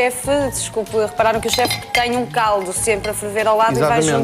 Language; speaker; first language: Portuguese; native; Portuguese